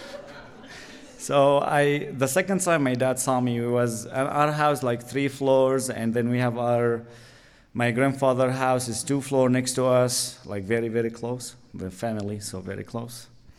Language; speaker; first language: English; non-native, learner; Arabic